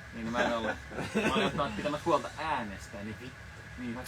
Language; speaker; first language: Finnish; native; Finnish